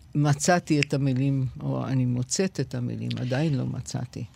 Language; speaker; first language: Hebrew; non-native, fluent; English